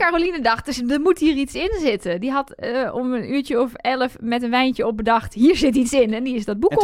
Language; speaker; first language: Dutch; native; Dutch